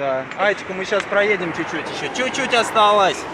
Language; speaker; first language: Russian; native; Russian